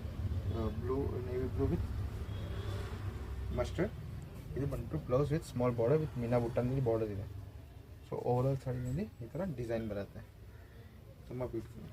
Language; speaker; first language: Kannada; non-native, local second language; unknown